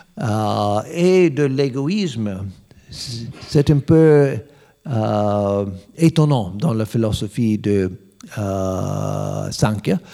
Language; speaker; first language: French; non-native, learner; English